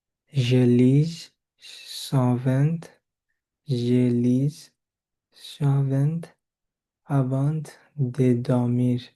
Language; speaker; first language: French; non-native, learner; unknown